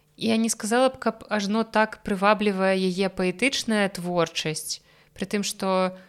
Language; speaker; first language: Belarusian; non-native, local second language; Russian